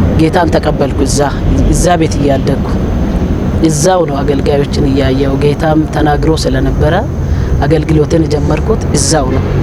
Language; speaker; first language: Amharic; non-native, local second language; Hadiyya